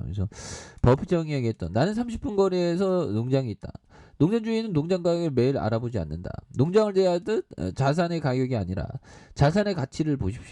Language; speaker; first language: Korean; native; Korean